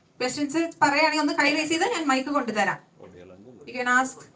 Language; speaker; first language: Malayalam; native; Malayalam